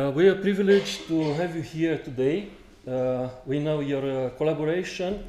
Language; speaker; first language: English; non-native, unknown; Romanian